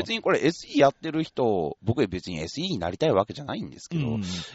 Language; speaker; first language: Japanese; native; Japanese